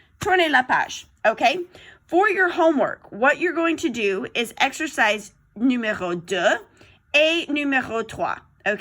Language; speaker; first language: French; non-native, fluent; English